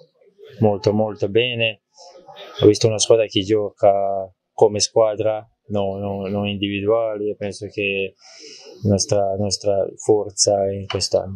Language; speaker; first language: Italian; non-native, learner; Croatian